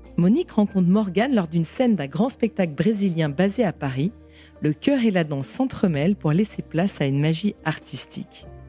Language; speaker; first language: French; native; French